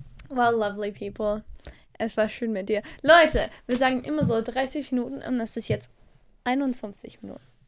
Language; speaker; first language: German; non-native, fluent; English